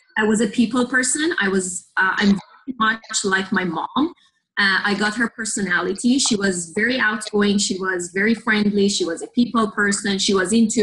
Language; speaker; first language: English; non-native, fluent; Persian